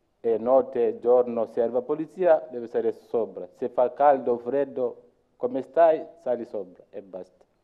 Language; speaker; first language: Italian; non-native, learner; Luo (Kenya and Tanzania)